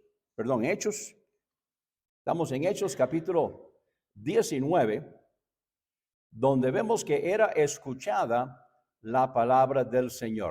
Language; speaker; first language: Spanish; native; Spanish